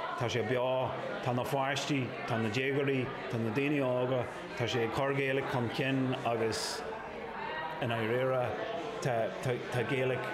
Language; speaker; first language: Irish; non-native, local second language; English